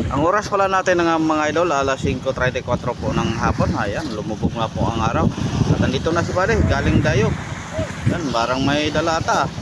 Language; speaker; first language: Filipino; non-native, local second language; Cebuano